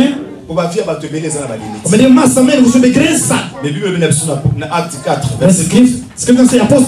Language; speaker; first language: Swedish; non-native, fluent; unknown